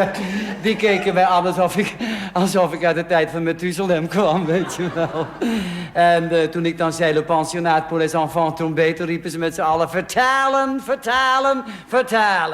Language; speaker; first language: Dutch; native; Dutch